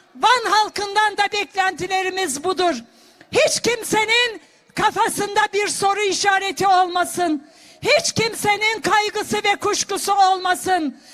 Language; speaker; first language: Turkish; non-native, local second language; Kurdish